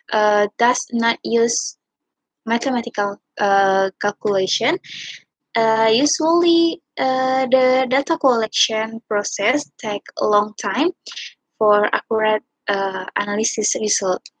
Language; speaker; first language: English; non-native, learner; Indonesian